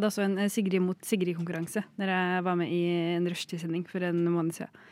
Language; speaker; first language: Norwegian; native; Norwegian